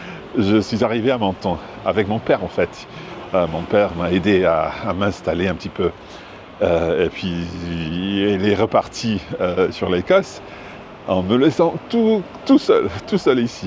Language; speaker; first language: French; non-native, fluent; English